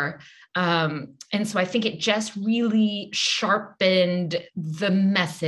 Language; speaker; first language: English; native; English